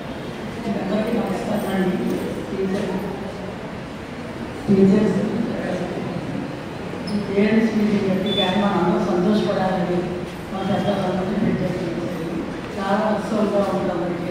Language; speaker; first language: Telugu; native; Telugu